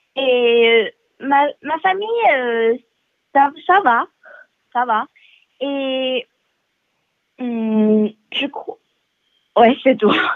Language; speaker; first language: French; non-native, learner; Chinese